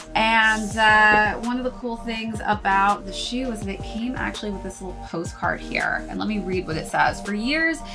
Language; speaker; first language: English; native; English